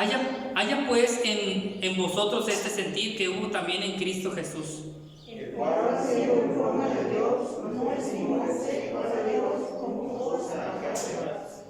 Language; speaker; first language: Spanish; native; Spanish